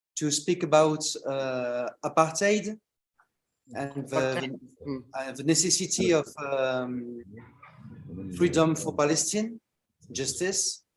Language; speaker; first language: English; non-native, learner; French